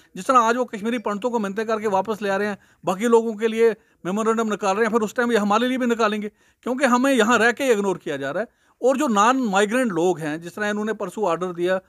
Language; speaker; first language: Hindi; non-native, local second language; Punjabi